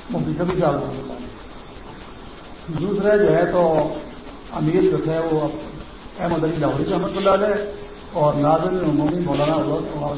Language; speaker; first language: Urdu; non-native, local second language; Pashto